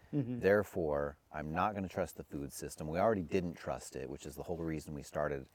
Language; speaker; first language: English; native; English